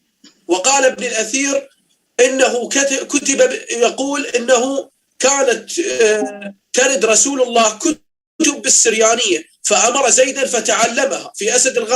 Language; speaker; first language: Arabic; native; Arabic